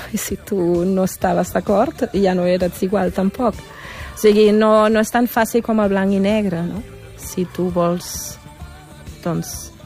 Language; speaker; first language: Catalan; non-native, fluent; German